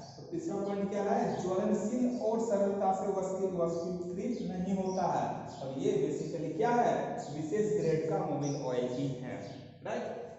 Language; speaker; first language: Hindi; non-native, local second language; Santali